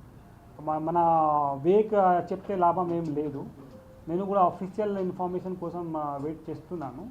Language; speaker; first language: Telugu; non-native, local second language; Hindi